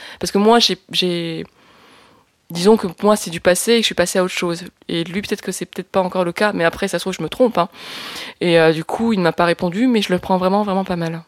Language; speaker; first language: French; early bilingual, other home language; Lao